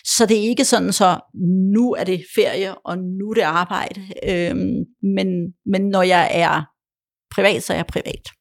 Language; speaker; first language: Danish; early bilingual, other home language; Polish